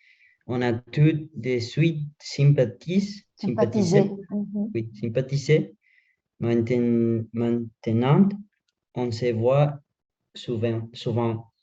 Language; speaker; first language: French; non-native, learner; Spanish